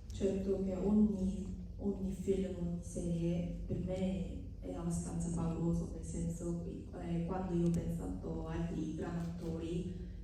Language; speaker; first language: Italian; non-native, fluent; Korean